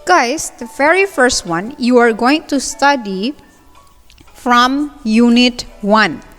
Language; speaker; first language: English; non-native, fluent; Indonesian